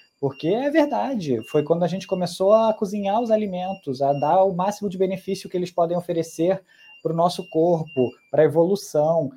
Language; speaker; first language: Portuguese; early bilingual, other home language; Spanish